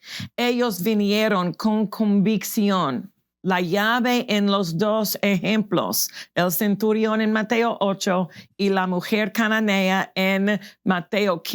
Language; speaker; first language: Spanish; non-native, fluent; English